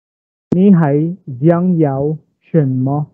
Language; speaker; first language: Chinese; non-native, learner; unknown